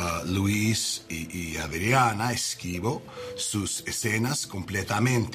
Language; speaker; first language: Spanish; non-native, learner; English